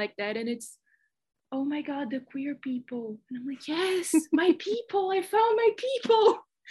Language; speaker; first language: English; non-native, fluent; Portuguese